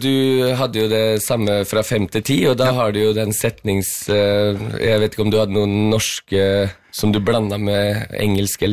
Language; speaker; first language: Norwegian; early bilingual, heritage; Norwegian